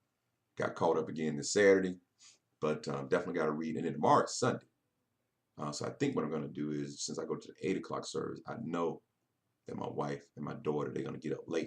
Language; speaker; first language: English; native; English